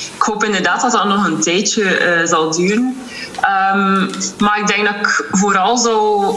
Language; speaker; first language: Dutch; native; Dutch